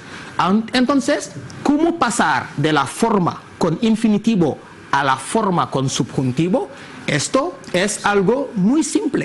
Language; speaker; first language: Spanish; non-native, fluent; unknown